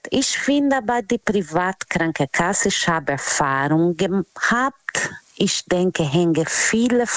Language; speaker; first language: German; non-native, learner; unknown